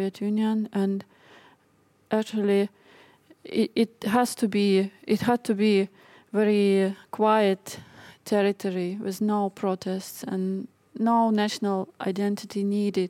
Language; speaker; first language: English; non-native, fluent; Russian